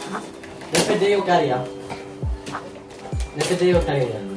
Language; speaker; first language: Swedish; non-native, learner; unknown